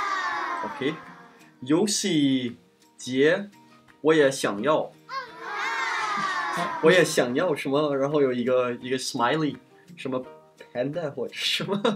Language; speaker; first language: Chinese; non-native, fluent; Danish